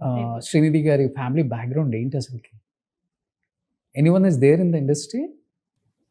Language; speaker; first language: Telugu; native; Telugu